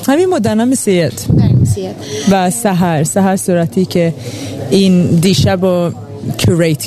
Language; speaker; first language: Persian; early bilingual, heritage; Persian